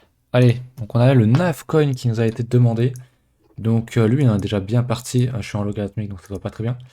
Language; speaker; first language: French; native; French